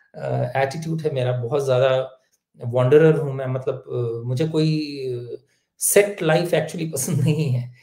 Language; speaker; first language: Hindi; native; Hindi